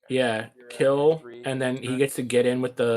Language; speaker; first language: English; native; English